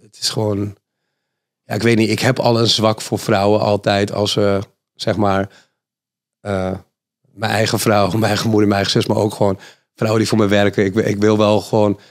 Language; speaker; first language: Dutch; native; Dutch